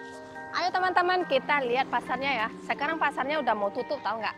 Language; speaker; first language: Indonesian; native; Indonesian